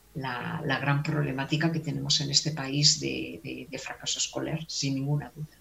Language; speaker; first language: Spanish; native; Spanish